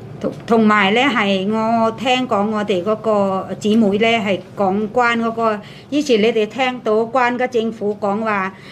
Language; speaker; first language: Cantonese; non-native, fluent; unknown